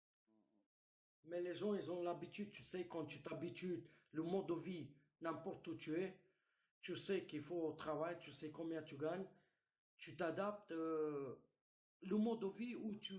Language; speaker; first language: French; non-native, fluent; Romanian